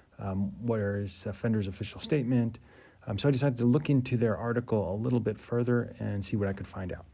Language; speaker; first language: English; native; English